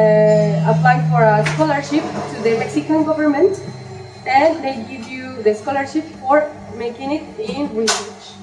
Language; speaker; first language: English; non-native, fluent; Spanish